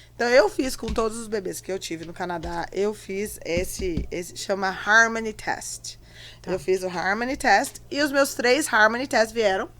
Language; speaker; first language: Portuguese; native; Portuguese